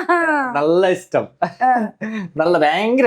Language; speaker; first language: Malayalam; non-native, local second language; Bangla